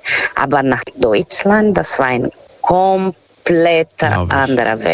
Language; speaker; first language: German; non-native, learner; Portuguese